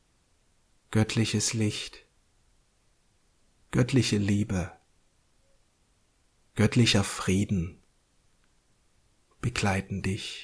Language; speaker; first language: German; native; German